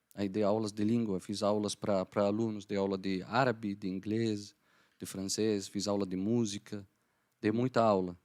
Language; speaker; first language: Portuguese; non-native, fluent; Arabic